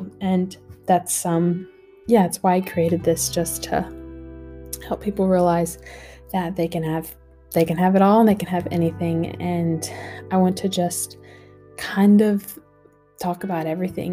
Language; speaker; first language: English; native; English